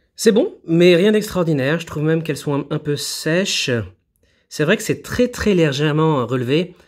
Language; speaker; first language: French; native; French